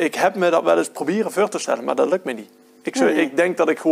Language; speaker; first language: Dutch; native; Dutch